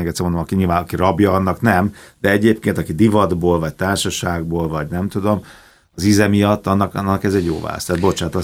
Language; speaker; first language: Hungarian; native; Hungarian